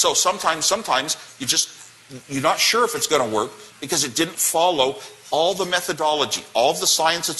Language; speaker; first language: English; native; English